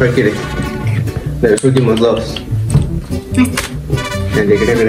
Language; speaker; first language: Spanish; native; Spanish